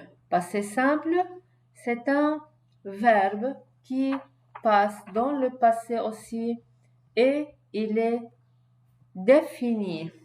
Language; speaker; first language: French; non-native, fluent; Arabic